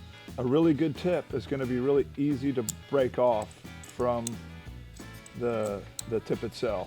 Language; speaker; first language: English; native; English